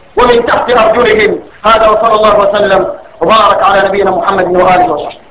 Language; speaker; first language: Arabic; native; Arabic